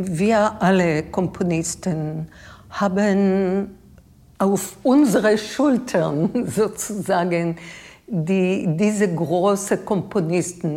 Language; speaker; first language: German; non-native, fluent; Hebrew